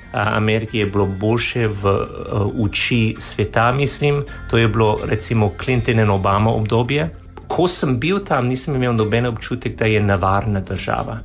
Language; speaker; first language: Slovenian; non-native, fluent; English